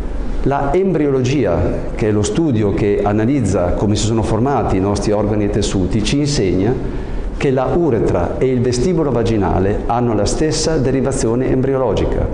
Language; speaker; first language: Italian; native; Italian